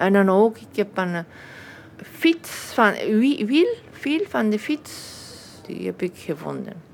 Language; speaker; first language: Dutch; non-native, learner; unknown